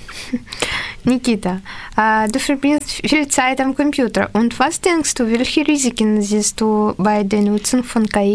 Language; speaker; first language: German; non-native, learner; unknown